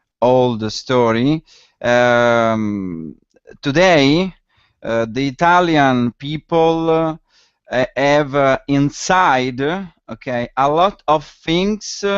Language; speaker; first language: English; non-native, learner; Italian